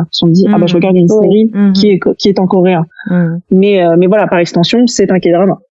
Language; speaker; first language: French; native; French